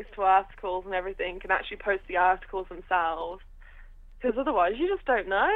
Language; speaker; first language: English; native; English